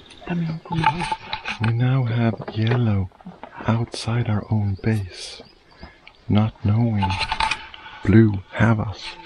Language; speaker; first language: English; non-native, fluent; Swedish